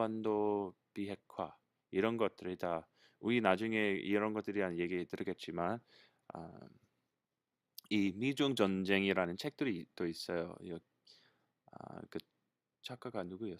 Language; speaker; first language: Korean; non-native, fluent; English